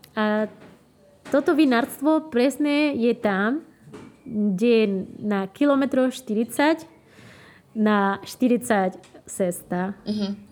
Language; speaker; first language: Slovak; non-native, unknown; Spanish